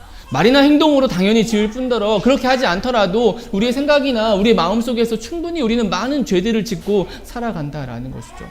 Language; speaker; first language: Korean; native; Korean